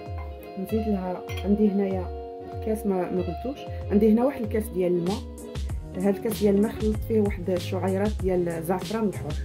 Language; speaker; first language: Arabic; native; Arabic